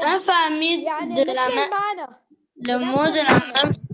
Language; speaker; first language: French; non-native, local second language; Arabic